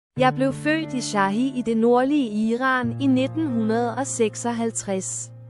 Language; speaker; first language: Danish; non-native, fluent; Persian